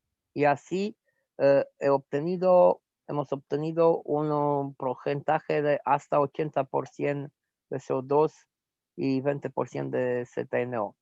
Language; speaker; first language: Spanish; non-native, fluent; Romanian